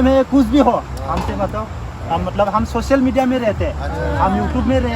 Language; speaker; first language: Hindi; non-native, local second language; Bodo